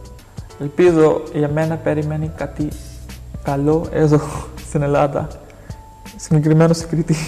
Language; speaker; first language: Greek; non-native, learner; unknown